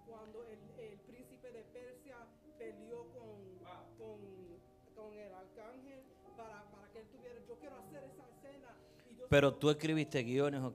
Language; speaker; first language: Spanish; early bilingual, heritage; English